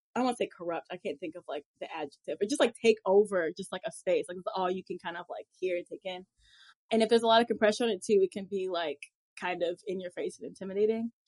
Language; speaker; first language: English; native; English